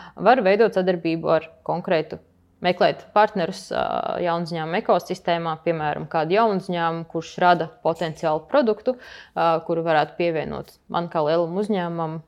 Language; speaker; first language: Latvian; native; Latvian